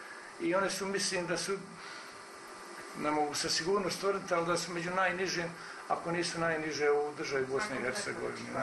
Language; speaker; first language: Croatian; native; Croatian